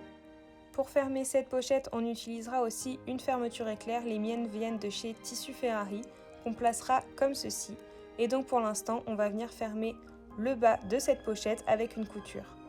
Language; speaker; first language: French; native; French